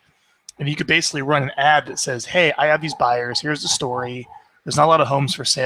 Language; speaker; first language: English; native; English